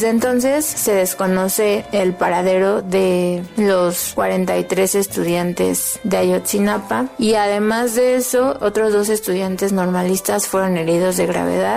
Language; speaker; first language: Spanish; native; Spanish